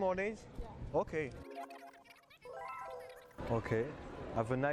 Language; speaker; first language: English; non-native, learner; French